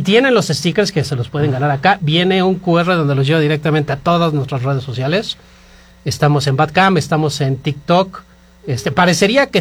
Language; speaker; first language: Spanish; native; Spanish